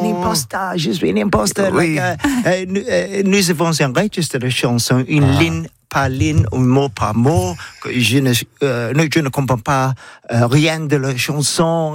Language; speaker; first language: French; non-native, learner; English